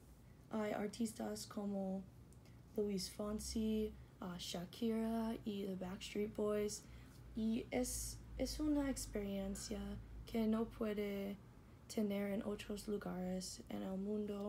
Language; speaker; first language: Spanish; non-native, learner; English